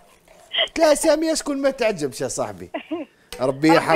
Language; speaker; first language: Arabic; native; Arabic